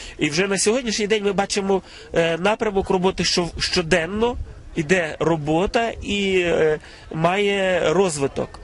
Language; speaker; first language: Ukrainian; native; Ukrainian